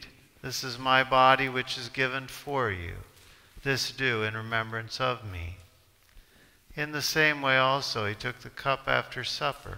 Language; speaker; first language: English; native; English